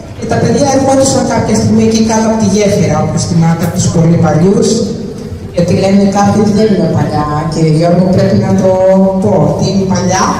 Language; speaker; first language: Greek; early bilingual, other home language; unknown